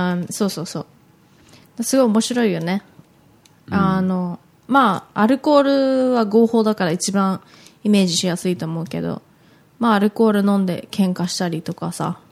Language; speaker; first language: Japanese; early bilingual, heritage; Japanese